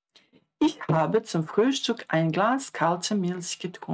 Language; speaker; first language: German; non-native, fluent; Croatian